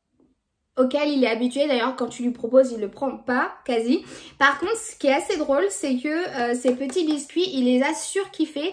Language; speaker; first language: French; native; French